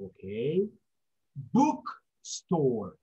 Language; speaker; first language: English; non-native, fluent; Spanish